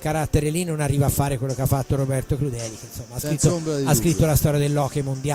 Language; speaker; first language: Italian; native; Italian